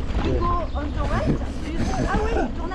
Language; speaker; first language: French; native; French